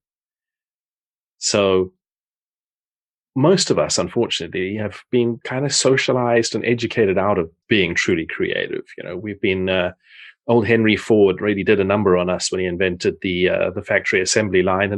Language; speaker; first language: English; native; English